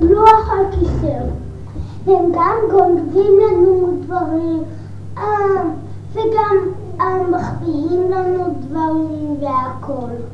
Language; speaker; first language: Hebrew; early bilingual, other home language; English